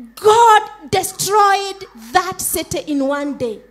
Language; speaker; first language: English; non-native, local second language; Swahili